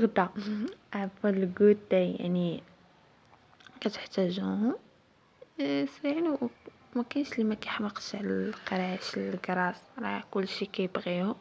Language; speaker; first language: Arabic; native; Arabic